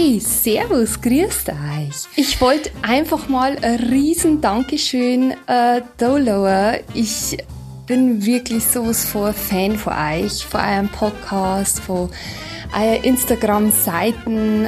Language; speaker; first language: German; native; German